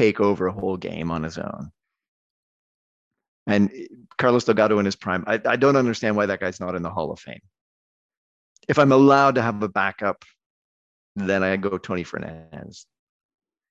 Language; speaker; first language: English; native; English